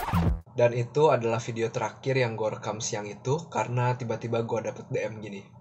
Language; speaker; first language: Indonesian; native; Indonesian